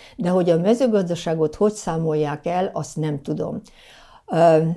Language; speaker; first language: Hungarian; native; Hungarian